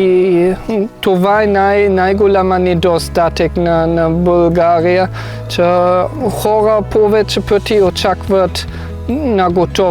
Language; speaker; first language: Bulgarian; non-native, fluent; German